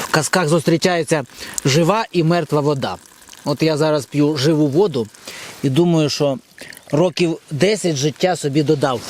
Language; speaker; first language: Ukrainian; native; Ukrainian